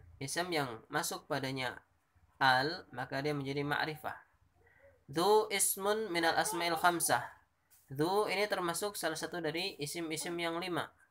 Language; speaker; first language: Indonesian; native; Indonesian